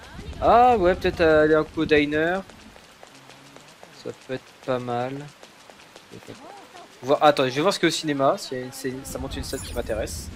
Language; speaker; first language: French; native; French